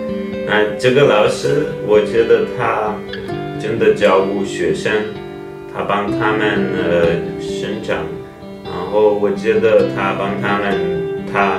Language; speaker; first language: Chinese; non-native, fluent; Czech